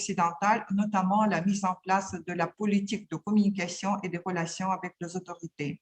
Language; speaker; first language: French; non-native, fluent; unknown